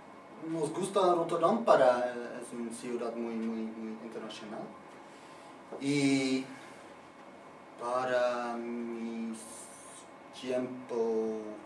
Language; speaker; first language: Spanish; non-native, learner; Dutch